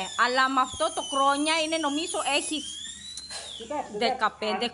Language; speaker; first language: Greek; non-native, learner; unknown